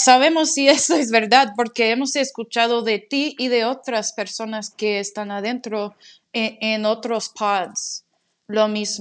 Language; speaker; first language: Spanish; non-native, fluent; English